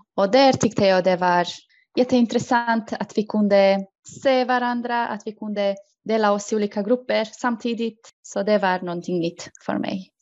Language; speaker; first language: Swedish; non-native, fluent; Croatian